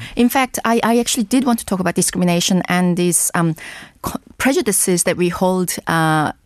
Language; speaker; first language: English; non-native, fluent; Korean